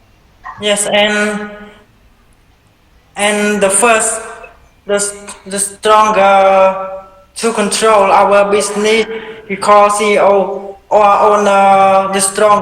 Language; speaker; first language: English; non-native, learner; Khmer